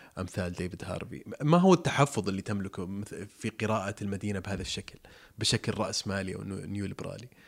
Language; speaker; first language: Arabic; native; Arabic